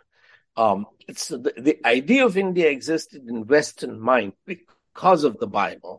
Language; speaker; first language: English; non-native, local second language; Hindi